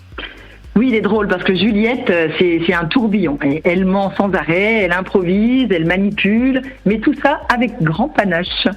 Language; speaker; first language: French; native; French